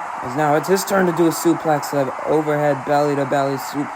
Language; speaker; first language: English; native; English